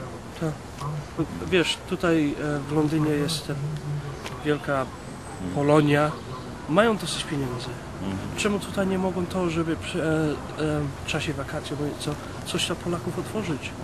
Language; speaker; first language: Polish; early bilingual, heritage; Polish